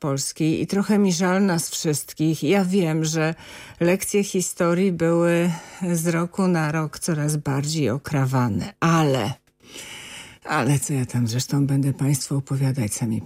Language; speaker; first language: Polish; native; Polish